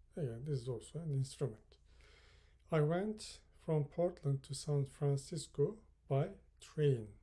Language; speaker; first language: English; non-native, fluent; Turkish